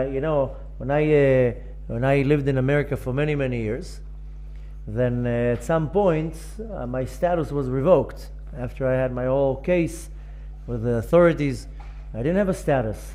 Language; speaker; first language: English; non-native, fluent; Hebrew